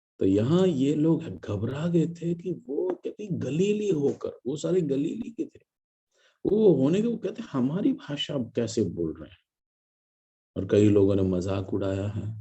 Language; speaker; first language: Hindi; non-native, local second language; Malayalam